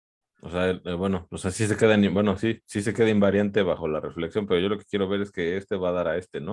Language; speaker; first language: Spanish; native; Spanish